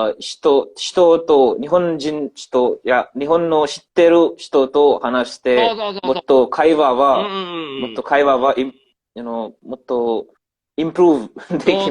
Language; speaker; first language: Japanese; non-native, learner; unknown